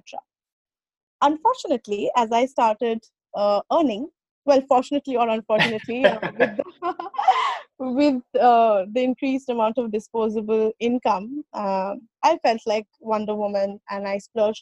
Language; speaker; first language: English; non-native, local second language; Bangla